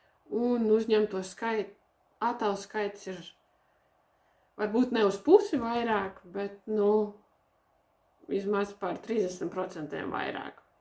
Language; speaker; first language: Latvian; native; Latvian